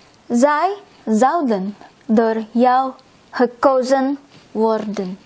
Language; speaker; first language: Dutch; non-native, fluent; Indonesian